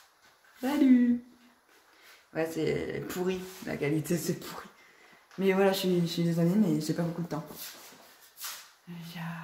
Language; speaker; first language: French; native; French